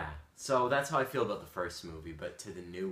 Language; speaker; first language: English; native; English